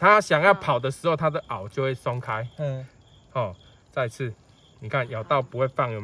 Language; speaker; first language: Chinese; native; Chinese